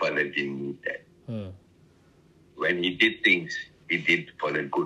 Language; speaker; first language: English; non-native, local second language; Tamil